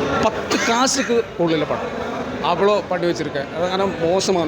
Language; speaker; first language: Tamil; non-native, learner; Malayalam